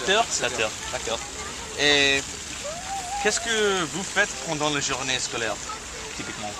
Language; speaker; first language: French; non-native, learner; English